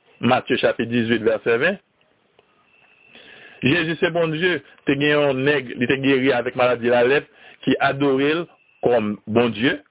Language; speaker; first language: French; non-native, learner; Haitian Creole